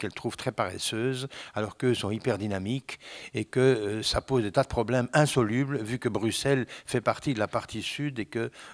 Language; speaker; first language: French; native; French